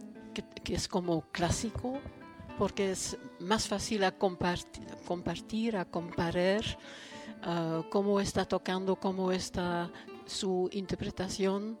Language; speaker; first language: Spanish; non-native, fluent; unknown